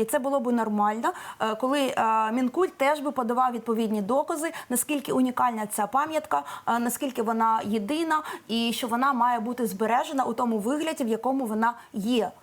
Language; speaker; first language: Ukrainian; native; Ukrainian